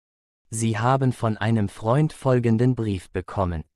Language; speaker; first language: German; non-native, fluent; Arabic